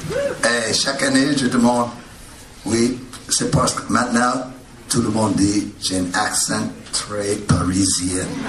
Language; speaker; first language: French; non-native, learner; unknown